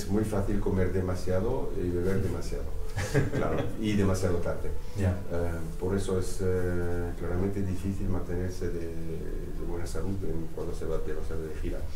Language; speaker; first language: Spanish; non-native, fluent; French